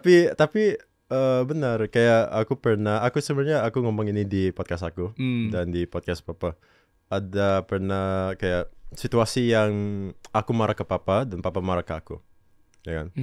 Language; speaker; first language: Indonesian; non-native, local second language; English